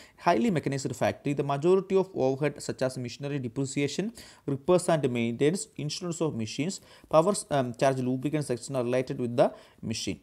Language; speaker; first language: English; non-native, local second language; Malayalam